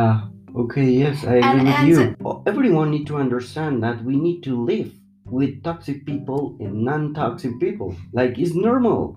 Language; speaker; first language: English; non-native, learner; Spanish